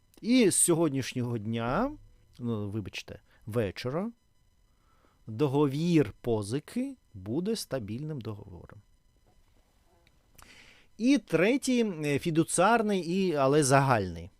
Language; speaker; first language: Ukrainian; non-native, learner; Russian